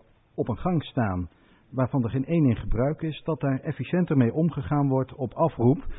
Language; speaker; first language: Dutch; native; Dutch